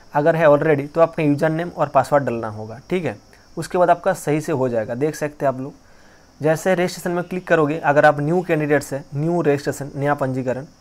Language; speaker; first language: Hindi; non-native, local second language; Bangla